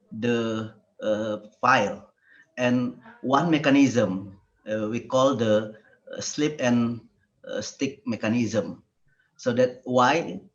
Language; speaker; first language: English; non-native, learner; Indonesian